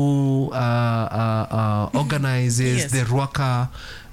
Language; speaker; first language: English; non-native, local second language; Kikuyu